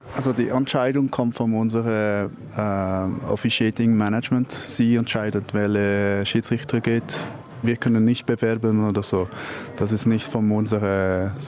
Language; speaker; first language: German; non-native, local second language; French